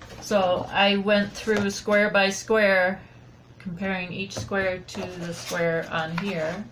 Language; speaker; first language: English; native; English